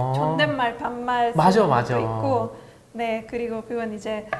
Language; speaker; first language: Korean; non-native, fluent; Hungarian